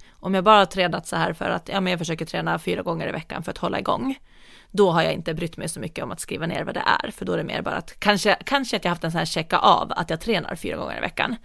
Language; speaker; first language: Swedish; native; Swedish